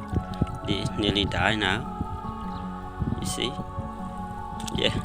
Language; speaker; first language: English; non-native, learner; Khmer